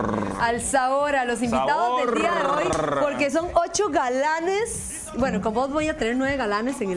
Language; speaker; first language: Spanish; native; Spanish